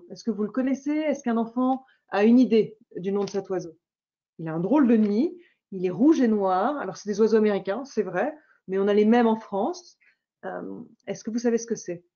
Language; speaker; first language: French; native; French